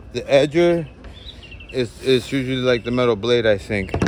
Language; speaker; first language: English; early bilingual, other home language; Spanish